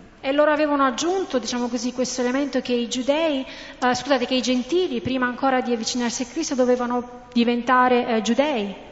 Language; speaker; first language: Italian; non-native, fluent; English